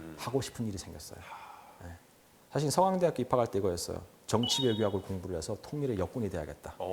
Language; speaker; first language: Korean; native; Korean